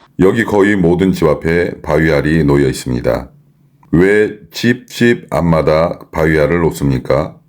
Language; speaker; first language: Korean; native; Korean